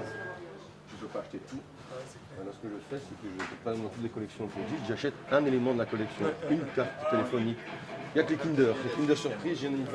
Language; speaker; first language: French; native; French